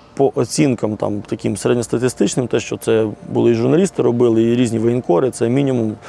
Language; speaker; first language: Ukrainian; native; Ukrainian